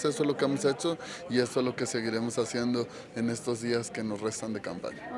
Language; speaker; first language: Spanish; native; Spanish